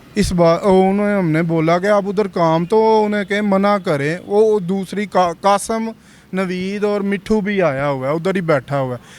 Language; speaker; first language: Urdu; non-native, local second language; Punjabi